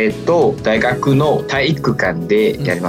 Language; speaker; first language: Japanese; non-native, fluent; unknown